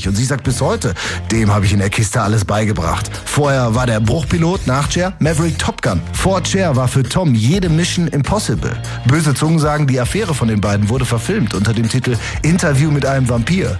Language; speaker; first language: German; native; German